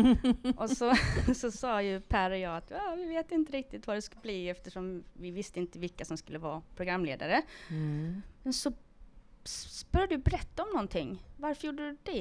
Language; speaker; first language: Swedish; native; Swedish